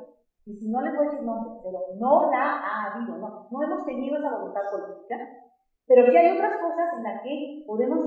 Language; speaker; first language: Spanish; native; Spanish